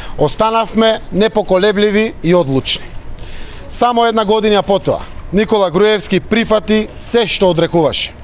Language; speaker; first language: Macedonian; native; Macedonian